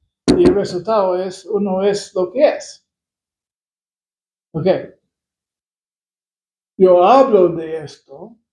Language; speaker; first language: Spanish; non-native, fluent; English